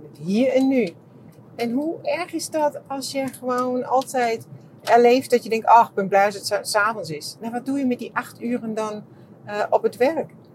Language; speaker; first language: Dutch; non-native, fluent; Czech